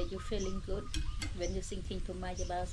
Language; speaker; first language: English; non-native, local second language; Khmer